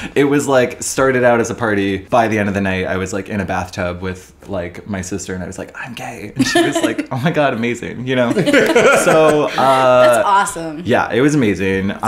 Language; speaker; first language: English; native; English